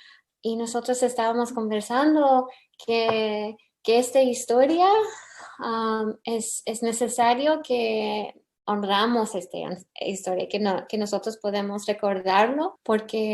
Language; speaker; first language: Spanish; early bilingual, heritage; English